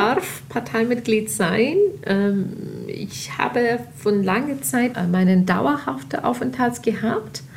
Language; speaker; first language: German; non-native, fluent; Urdu